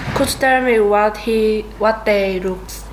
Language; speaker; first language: English; non-native, learner; Korean